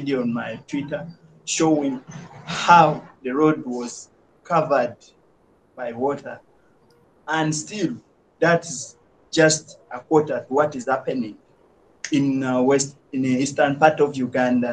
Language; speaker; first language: English; non-native, local second language; Ganda